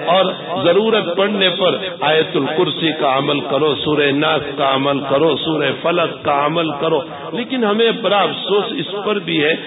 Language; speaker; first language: Urdu; non-native, local second language; Gujarati